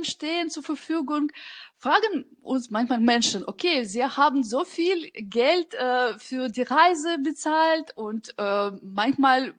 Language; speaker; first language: German; non-native, fluent; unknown